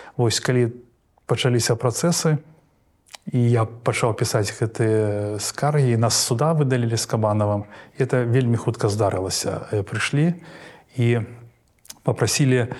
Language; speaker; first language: Belarusian; non-native, local second language; Russian